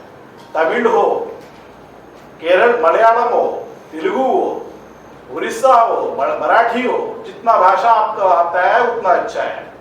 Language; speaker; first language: Hindi; non-native, local second language; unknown